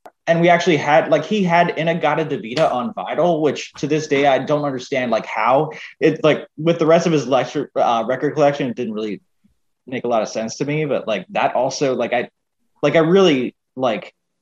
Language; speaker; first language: English; native; English